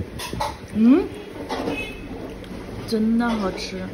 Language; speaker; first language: Chinese; non-native, fluent; Spanish